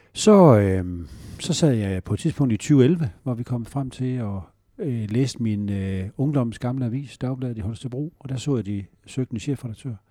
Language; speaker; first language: Danish; native; Danish